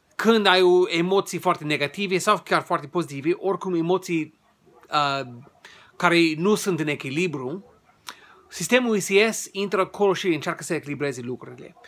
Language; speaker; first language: Romanian; non-native, fluent; English